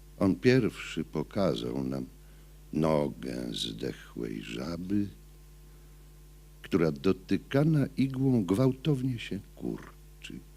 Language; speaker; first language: Polish; native; Polish